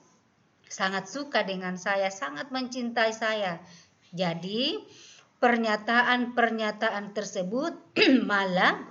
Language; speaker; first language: Indonesian; native; Indonesian